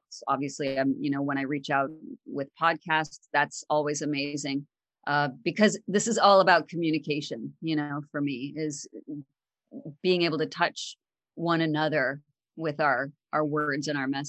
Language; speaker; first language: English; native; English